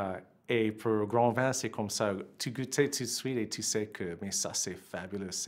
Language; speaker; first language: French; non-native, fluent; English